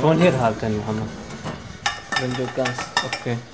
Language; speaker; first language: German; non-native, learner; Arabic